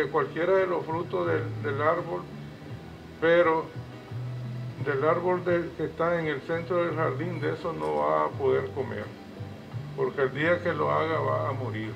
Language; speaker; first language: Spanish; native; Spanish